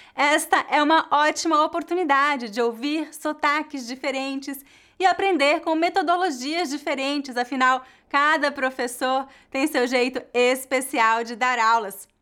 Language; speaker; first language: Portuguese; native; Portuguese